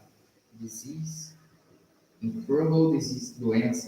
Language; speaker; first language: English; non-native, learner; Portuguese